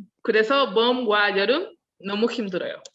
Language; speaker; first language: Korean; non-native, learner; Spanish